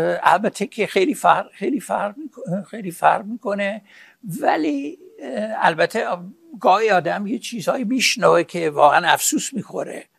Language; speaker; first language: Persian; non-native, fluent; English